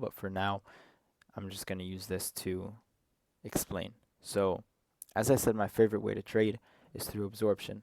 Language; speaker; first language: English; native; English